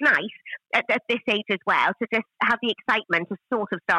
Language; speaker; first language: English; native; English